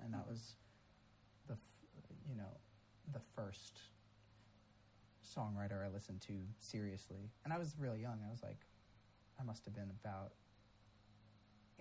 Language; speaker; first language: English; native; English